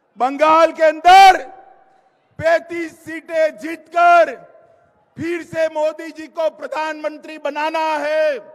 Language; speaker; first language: Hindi; non-native, local second language; Gujarati